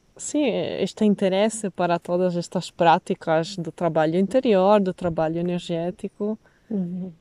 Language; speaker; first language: Portuguese; non-native, fluent; Italian